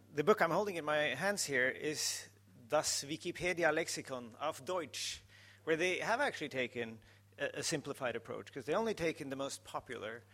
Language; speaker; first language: English; non-native, fluent; Norwegian